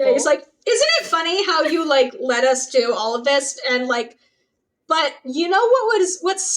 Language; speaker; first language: English; native; English